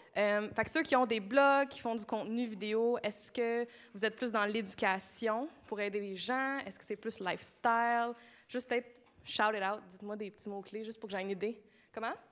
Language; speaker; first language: French; native; French